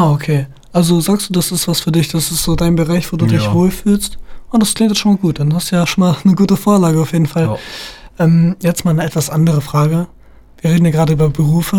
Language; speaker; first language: German; native; German